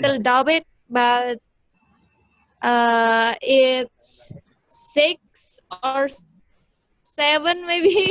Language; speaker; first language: English; non-native, learner; Indonesian